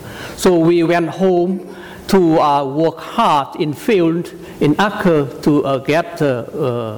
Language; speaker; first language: English; non-native, learner; Vietnamese